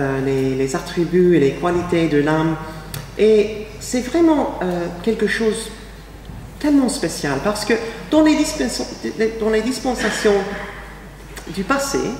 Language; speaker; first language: French; non-native, fluent; English